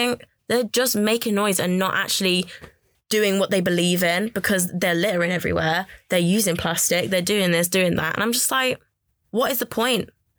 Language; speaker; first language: English; native; English